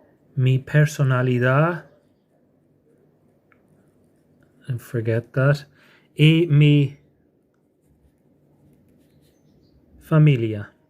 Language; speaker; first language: Spanish; non-native, fluent; English